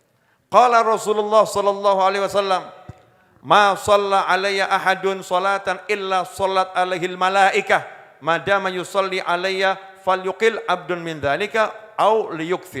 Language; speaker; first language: Indonesian; native; Indonesian